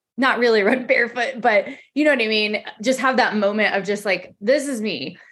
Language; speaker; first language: English; native; English